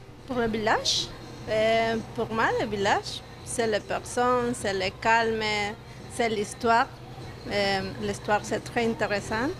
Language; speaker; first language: French; non-native, learner; Spanish